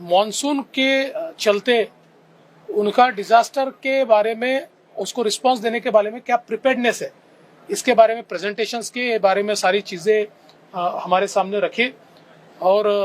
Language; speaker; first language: Hindi; non-native, local second language; Marathi